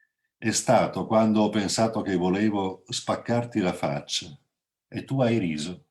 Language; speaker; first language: Italian; native; Italian